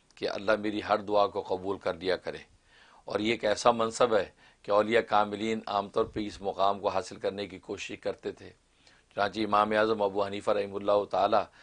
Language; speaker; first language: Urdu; non-native, local second language; Kashmiri